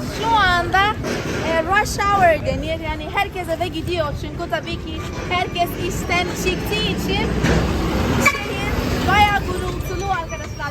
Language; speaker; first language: Turkish; non-native, fluent; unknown